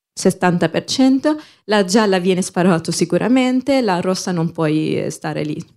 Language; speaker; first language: Italian; non-native, fluent; Arabic